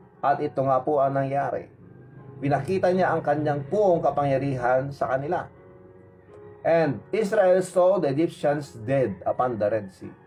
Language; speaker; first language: Filipino; non-native, local second language; Iloko